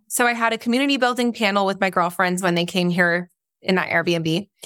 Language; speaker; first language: English; native; English